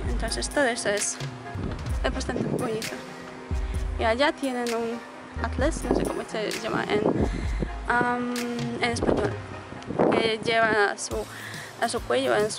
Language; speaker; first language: Spanish; non-native, fluent; Polish